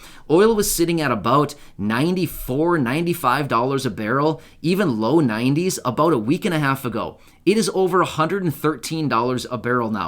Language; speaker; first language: English; native; English